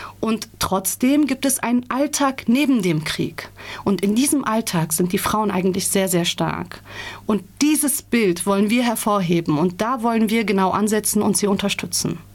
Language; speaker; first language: German; early bilingual, other home language; Turkish